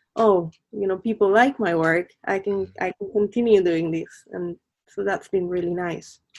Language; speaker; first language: English; non-native, fluent; Spanish